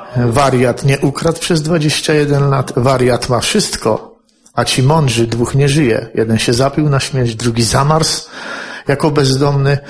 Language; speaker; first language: Polish; native; Polish